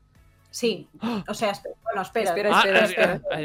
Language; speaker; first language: Spanish; native; Spanish